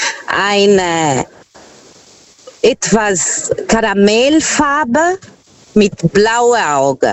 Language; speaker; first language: German; non-native, fluent; Portuguese